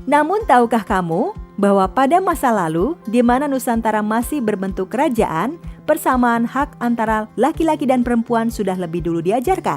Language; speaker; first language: Indonesian; native; Indonesian